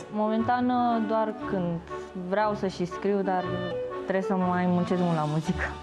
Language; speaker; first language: Romanian; non-native, fluent; Chinese